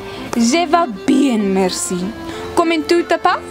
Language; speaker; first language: French; non-native, learner; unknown